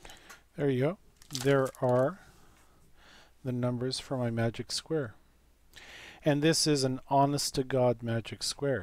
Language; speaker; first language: English; native; English